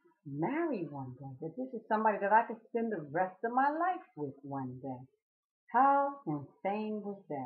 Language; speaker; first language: English; native; English